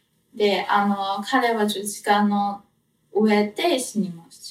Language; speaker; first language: Japanese; non-native, fluent; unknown